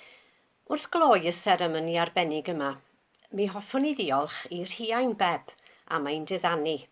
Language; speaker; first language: Welsh; native; Welsh